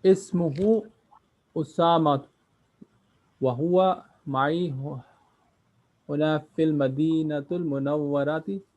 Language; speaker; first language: Arabic; non-native, learner; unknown